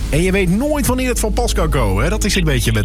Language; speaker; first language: Dutch; native; Dutch